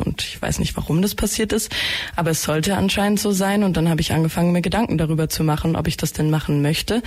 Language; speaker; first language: German; native; German